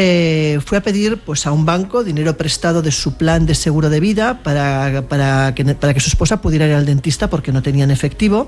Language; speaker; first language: Spanish; native; Spanish